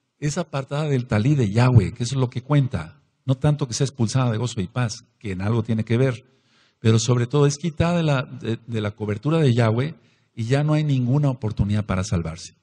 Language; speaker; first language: Spanish; native; Spanish